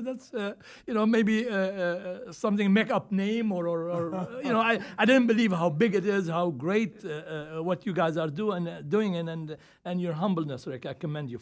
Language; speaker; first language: English; non-native, fluent; Greek